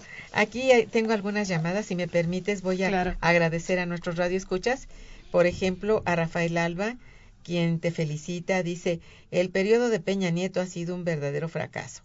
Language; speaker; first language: Spanish; native; Spanish